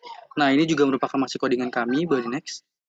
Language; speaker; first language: Indonesian; native; Indonesian